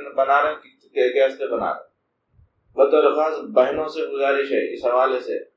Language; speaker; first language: Urdu; native; Urdu